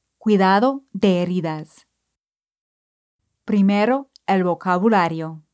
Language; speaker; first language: Spanish; non-native, fluent; English